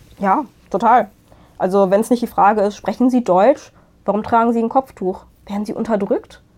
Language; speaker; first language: German; early bilingual, other home language; Arabic